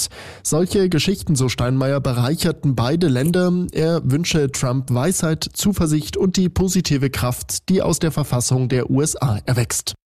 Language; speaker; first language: German; native; German